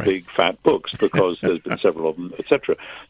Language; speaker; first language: English; native; English